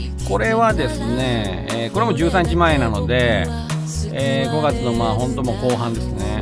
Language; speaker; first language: Japanese; native; Japanese